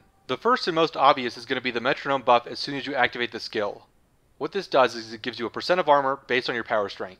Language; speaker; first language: English; native; English